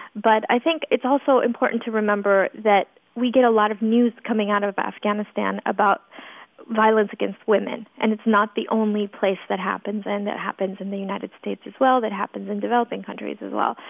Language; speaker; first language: English; early bilingual, other home language; Persian